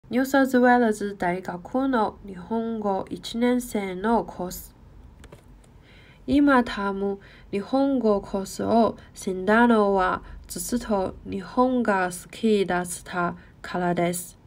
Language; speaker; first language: Japanese; non-native, learner; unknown